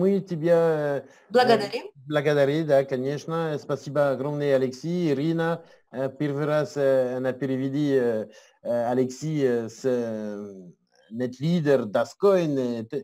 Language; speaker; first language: Russian; non-native, learner; French